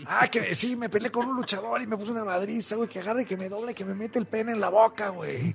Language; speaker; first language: Spanish; native; Spanish